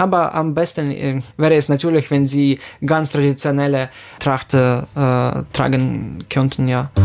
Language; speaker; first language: German; non-native, fluent; Ukrainian